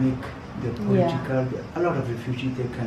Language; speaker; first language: English; non-native, learner; Persian